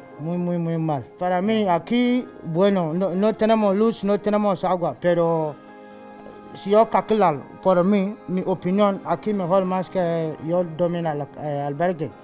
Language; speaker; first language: Spanish; non-native, learner; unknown